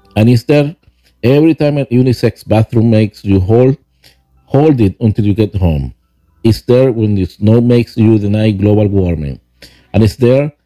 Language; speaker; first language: English; non-native, fluent; Spanish